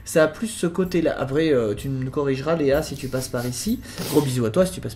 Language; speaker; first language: French; native; French